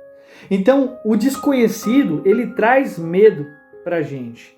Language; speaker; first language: Portuguese; native; Portuguese